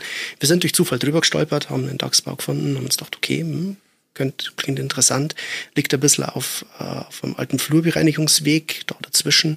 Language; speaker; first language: German; native; German